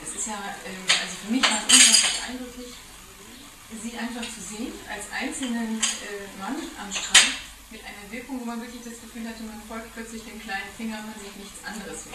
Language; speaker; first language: German; native; German